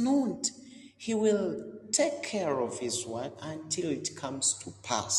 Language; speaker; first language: English; non-native, local second language; Ganda